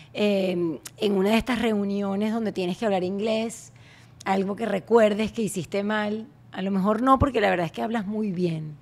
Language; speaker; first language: Spanish; native; Spanish